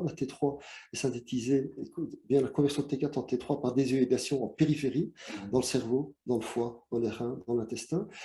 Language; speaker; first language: French; native; French